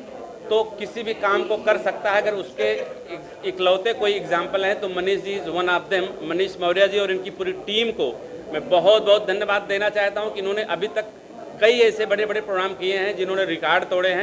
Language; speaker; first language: Hindi; native; Hindi